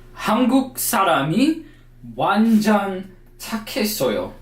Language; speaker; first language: Korean; non-native, learner; English